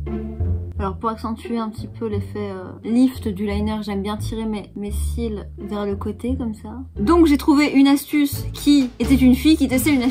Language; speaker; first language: French; native; French